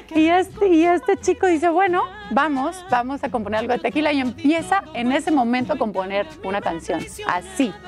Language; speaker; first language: Spanish; native; Spanish